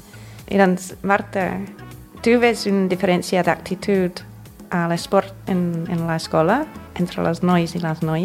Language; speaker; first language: Catalan; non-native, fluent; English